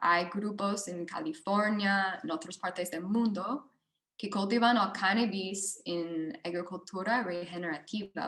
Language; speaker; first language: Spanish; non-native, fluent; English